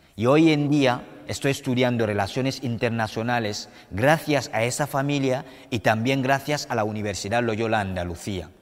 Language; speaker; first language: Spanish; non-native, fluent; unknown